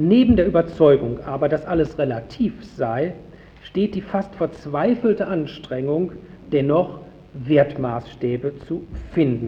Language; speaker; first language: German; native; German